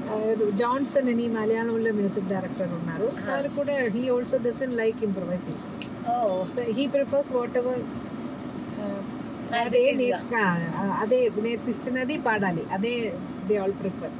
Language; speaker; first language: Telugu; non-native, local second language; Malayalam